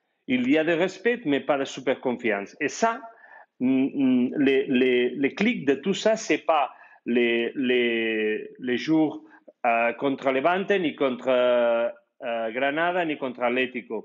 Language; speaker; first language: French; non-native, fluent; Spanish